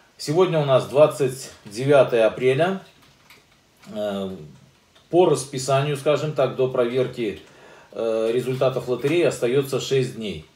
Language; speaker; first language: Russian; native; Russian